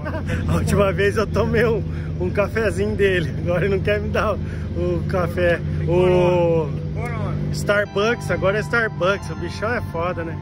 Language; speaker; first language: Portuguese; native; Portuguese